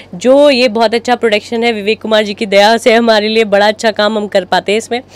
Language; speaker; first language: Hindi; native; Hindi